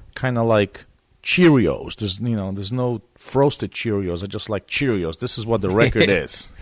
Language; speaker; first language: English; non-native, fluent; Polish